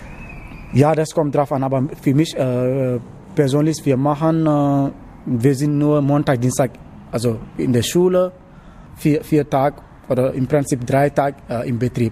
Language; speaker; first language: German; non-native, learner; Wolof